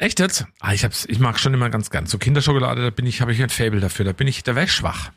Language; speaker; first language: German; native; German